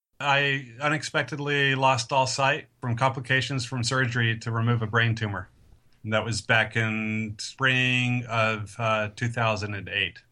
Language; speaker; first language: English; native; English